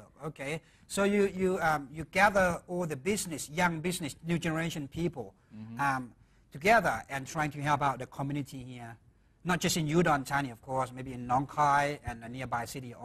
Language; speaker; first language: English; non-native, fluent; Thai